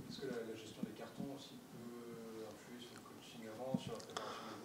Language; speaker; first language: French; native; French